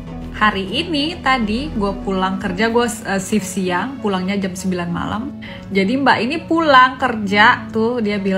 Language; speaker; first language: Indonesian; native; Indonesian